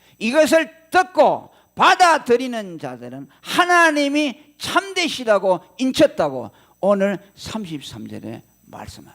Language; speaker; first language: Korean; native; Korean